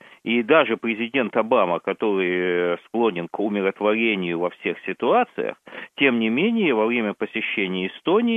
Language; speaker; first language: Russian; native; Russian